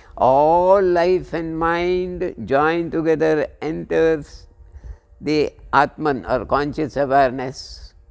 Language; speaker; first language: English; non-native, local second language; Kannada